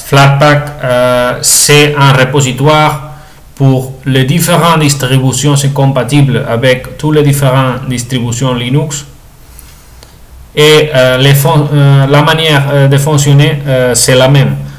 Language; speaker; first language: French; non-native, learner; Spanish